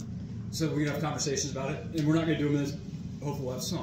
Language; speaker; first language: English; native; English